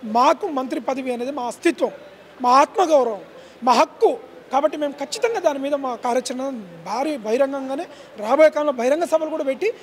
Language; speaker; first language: Telugu; non-native, local second language; Lambadi